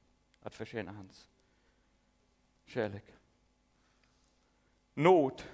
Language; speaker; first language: Swedish; non-native, fluent; German